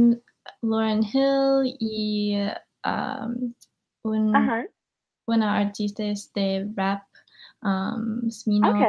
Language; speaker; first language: Spanish; non-native, learner; English